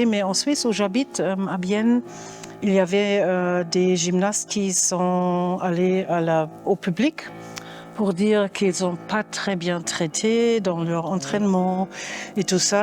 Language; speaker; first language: French; non-native, fluent; German